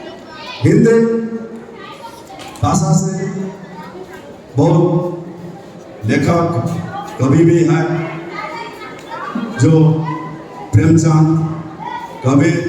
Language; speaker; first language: Hindi; non-native, local second language; Odia